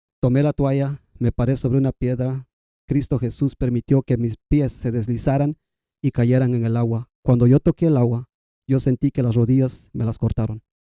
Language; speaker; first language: Spanish; non-native, local second language; Kʼicheʼ